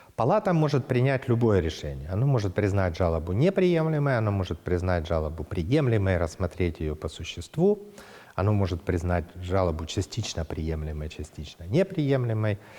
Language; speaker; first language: Russian; native; Russian